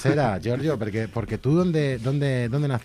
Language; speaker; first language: Spanish; non-native, local second language; Catalan